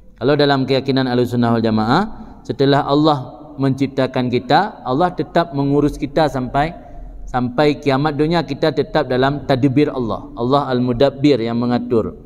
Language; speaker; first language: Malay; non-native, local second language; Achinese